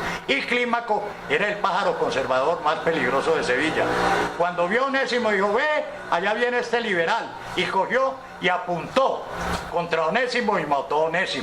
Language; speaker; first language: Spanish; native; Spanish